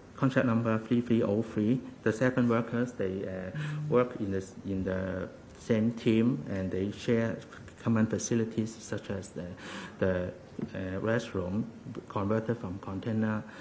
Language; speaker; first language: English; non-native, local second language; Cantonese